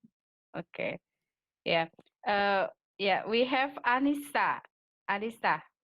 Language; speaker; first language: English; non-native, fluent; Indonesian